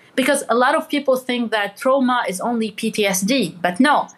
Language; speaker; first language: English; non-native, fluent; Arabic